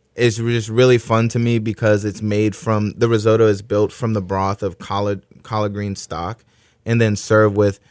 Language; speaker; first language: English; native; English